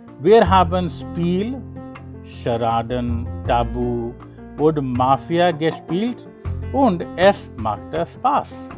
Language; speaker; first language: German; non-native, learner; Hindi